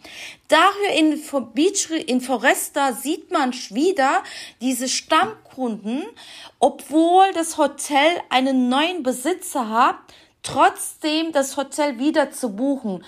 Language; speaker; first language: German; non-native, fluent; Turkish